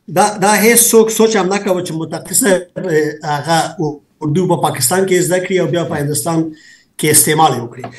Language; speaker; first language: Pashto; non-native, local second language; Persian